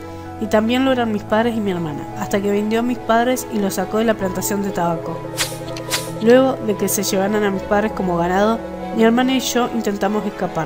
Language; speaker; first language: Spanish; native; Spanish